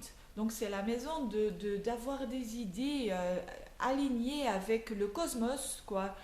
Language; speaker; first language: French; non-native, learner; Dutch